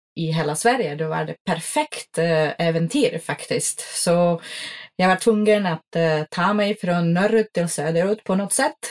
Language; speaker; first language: Swedish; non-native, fluent; Czech